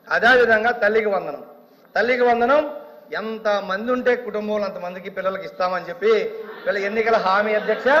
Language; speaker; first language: Telugu; native; Telugu